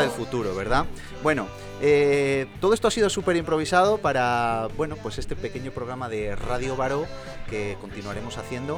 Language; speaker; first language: Spanish; native; Spanish